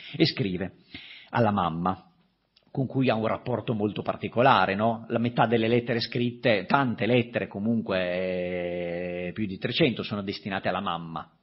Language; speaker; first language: Italian; native; Italian